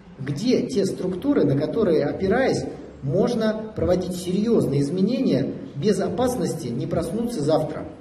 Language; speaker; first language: Russian; native; Russian